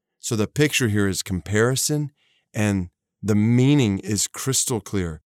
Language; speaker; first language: English; native; English